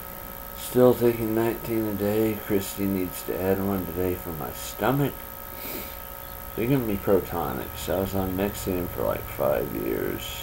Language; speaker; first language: English; native; English